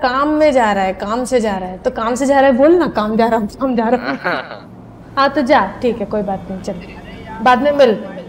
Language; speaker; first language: Hindi; native; Hindi